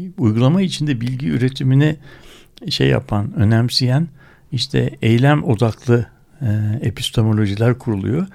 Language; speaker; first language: Turkish; native; Turkish